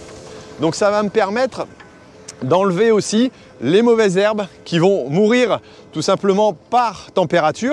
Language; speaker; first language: French; native; French